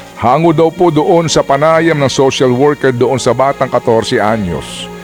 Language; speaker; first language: Filipino; non-native, local second language; Cebuano